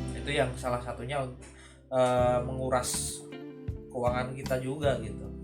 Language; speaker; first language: Indonesian; non-native, local second language; Javanese